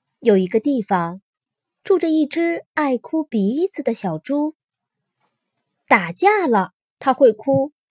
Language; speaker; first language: Chinese; native; Chinese